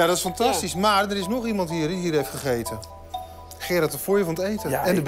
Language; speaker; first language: Dutch; native; Dutch